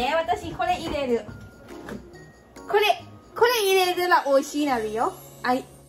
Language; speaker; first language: Japanese; non-native, learner; Lao